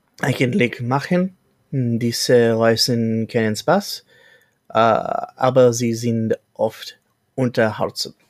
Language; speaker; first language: German; non-native, learner; English